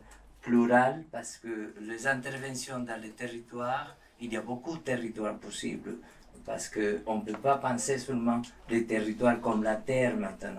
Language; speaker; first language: French; non-native, learner; Spanish